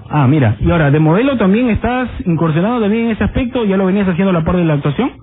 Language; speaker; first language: Spanish; native; Spanish